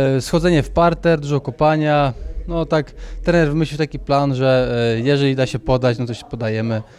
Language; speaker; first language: Polish; early bilingual, heritage; Polish